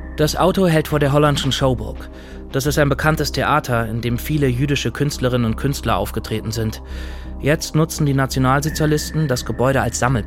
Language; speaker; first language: German; native; German